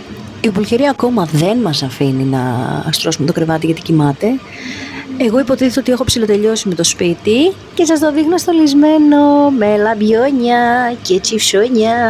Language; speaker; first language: Greek; native; Greek